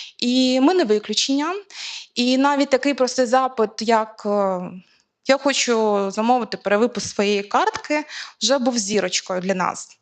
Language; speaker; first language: Ukrainian; native; Ukrainian